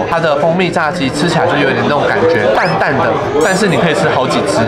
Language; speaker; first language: Chinese; native; Chinese